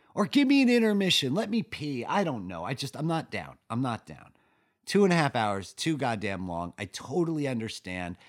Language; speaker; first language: English; native; English